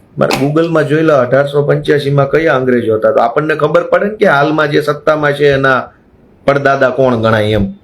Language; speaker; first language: Gujarati; native; Gujarati